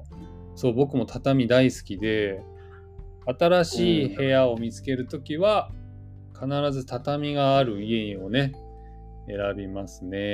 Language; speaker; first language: Japanese; native; Japanese